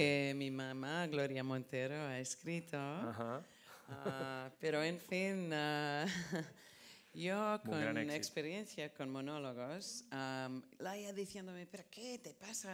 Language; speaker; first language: Spanish; non-native, fluent; English